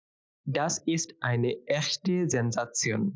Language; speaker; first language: German; non-native, fluent; Bangla